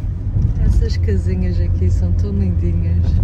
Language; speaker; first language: Portuguese; early bilingual, heritage; English